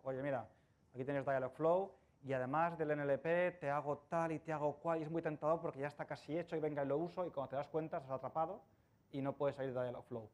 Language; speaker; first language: Spanish; native; Spanish